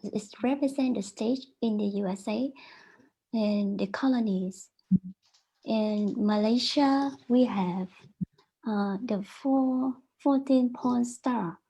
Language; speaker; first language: English; non-native, learner; Vietnamese